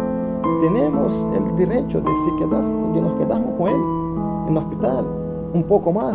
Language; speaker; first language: Spanish; non-native, fluent; Portuguese